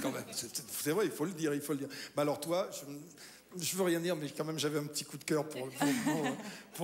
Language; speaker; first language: French; native; French